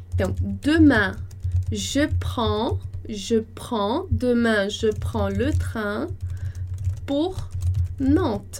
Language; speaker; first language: French; non-native, fluent; Portuguese